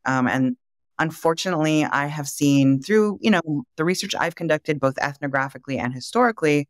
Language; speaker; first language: English; native; English